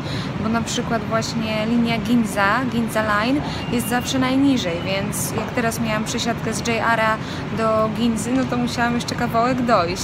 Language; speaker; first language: Polish; native; Polish